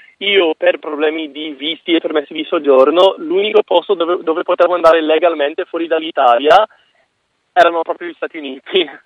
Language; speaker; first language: Italian; non-native, fluent; English